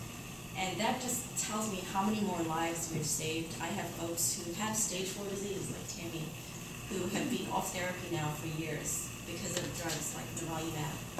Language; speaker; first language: English; native; English